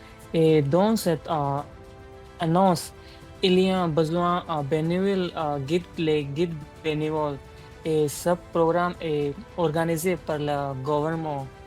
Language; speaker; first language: French; non-native, learner; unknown